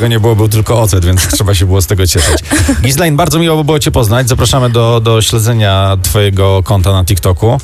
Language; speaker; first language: Polish; native; Polish